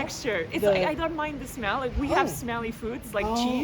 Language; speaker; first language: English; non-native, fluent; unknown